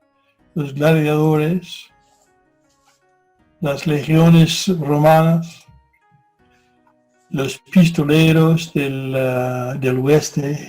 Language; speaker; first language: Spanish; non-native, fluent; English